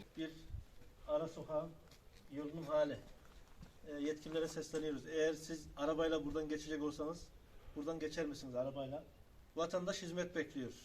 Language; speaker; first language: Turkish; native; Turkish